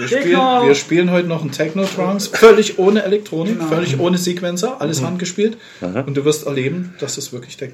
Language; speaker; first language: German; native; German